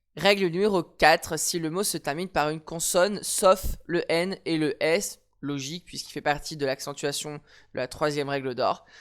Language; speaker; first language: French; native; French